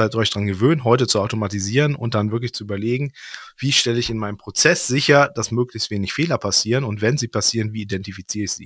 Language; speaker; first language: German; native; German